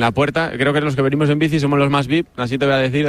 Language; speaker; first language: Spanish; native; Spanish